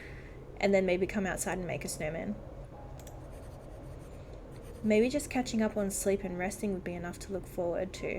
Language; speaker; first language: English; native; English